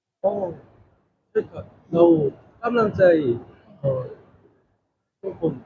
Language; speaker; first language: Thai; non-native, learner; Korean